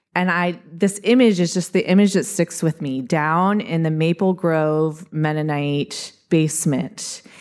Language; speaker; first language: English; native; English